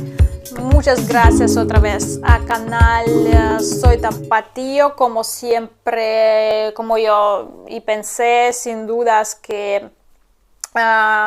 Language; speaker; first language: Spanish; non-native, fluent; Russian